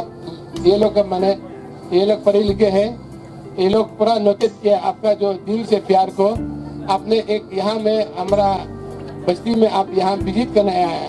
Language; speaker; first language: Hindi; non-native, local second language; Nyishi